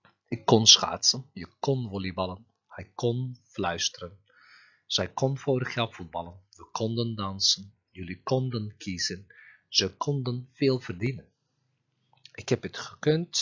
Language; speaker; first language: Dutch; non-native, fluent; Turkish